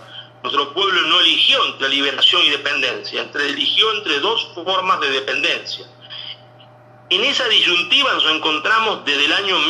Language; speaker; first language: Spanish; native; Spanish